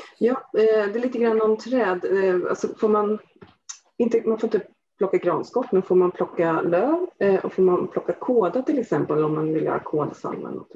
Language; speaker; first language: Swedish; native; Swedish